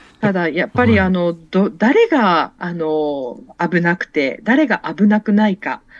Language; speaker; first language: Japanese; native; Japanese